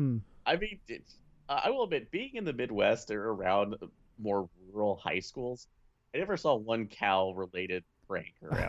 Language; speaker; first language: English; native; English